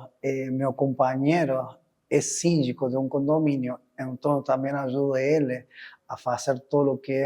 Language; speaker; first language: Portuguese; non-native, fluent; Spanish